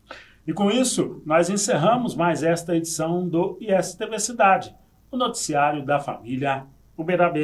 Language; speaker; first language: Portuguese; native; Portuguese